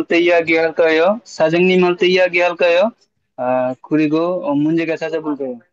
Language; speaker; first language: Korean; non-native, learner; Bangla